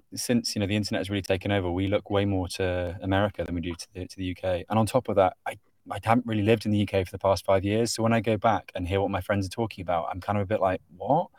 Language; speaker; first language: English; native; English